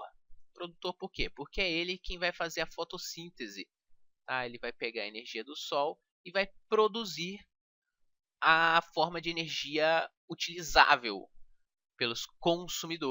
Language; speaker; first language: Portuguese; native; Portuguese